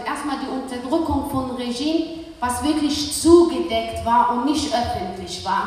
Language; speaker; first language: German; early bilingual, other home language; Kurdish